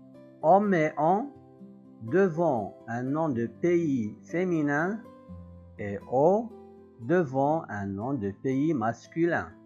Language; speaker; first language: French; non-native, local second language; Arabic